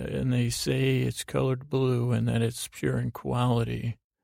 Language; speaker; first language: English; native; English